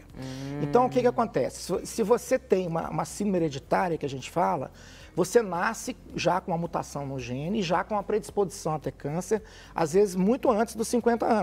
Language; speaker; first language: Portuguese; native; Portuguese